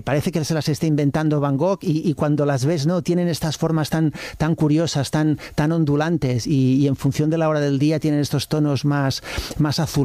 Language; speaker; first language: Spanish; native; Spanish